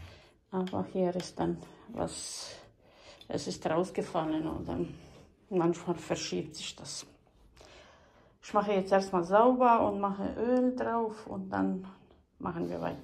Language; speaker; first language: German; non-native, fluent; Croatian